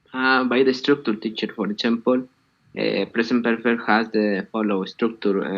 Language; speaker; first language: English; non-native, learner; Spanish